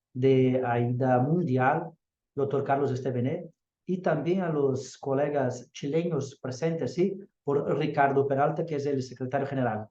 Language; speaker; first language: Spanish; non-native, fluent; Portuguese